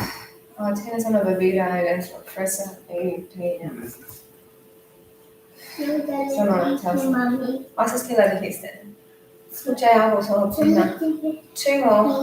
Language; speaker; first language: Spanish; non-native, learner; English